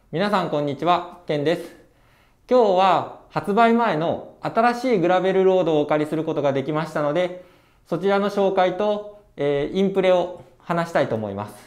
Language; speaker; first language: Japanese; native; Japanese